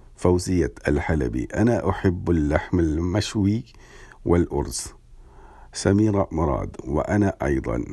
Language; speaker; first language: Arabic; non-native, learner; English